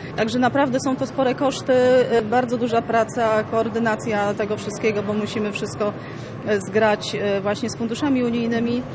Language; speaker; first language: Polish; native; Polish